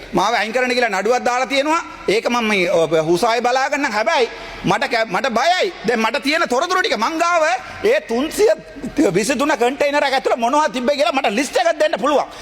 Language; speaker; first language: Sinhala; non-native, local second language; Tamil